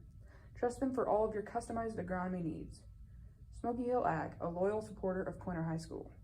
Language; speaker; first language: English; native; English